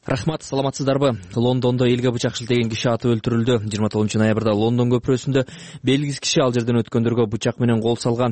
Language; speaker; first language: Kyrgyz; native; Kyrgyz